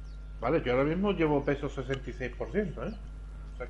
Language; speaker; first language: Spanish; native; Spanish